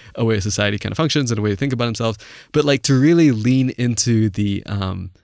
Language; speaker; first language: English; non-native, local second language; Chinese